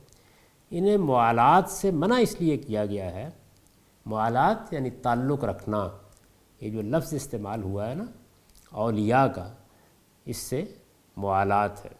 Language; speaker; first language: Urdu; native; Urdu